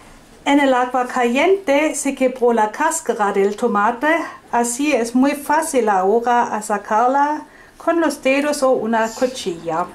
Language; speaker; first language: Spanish; non-native, fluent; German